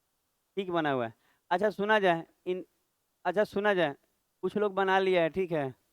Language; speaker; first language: Hindi; native; Hindi